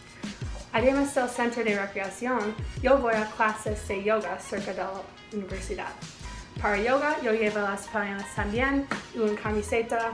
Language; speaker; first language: Spanish; non-native, learner; English